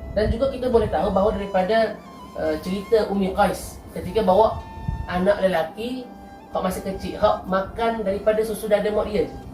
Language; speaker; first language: Malay; native; Malay